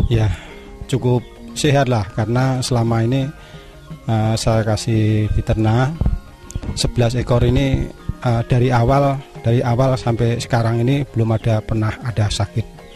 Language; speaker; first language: Indonesian; non-native, local second language; Javanese